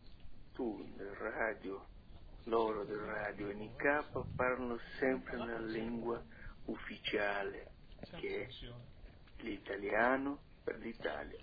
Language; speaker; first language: Italian; non-native, fluent; Portuguese